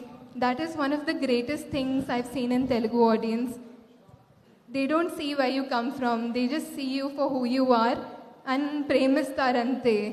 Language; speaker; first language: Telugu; non-native, fluent; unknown